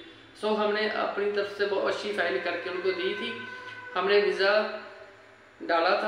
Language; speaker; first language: Hindi; non-native, local second language; Punjabi